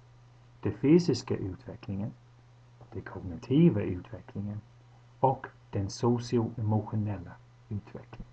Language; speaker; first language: Swedish; non-native, fluent; English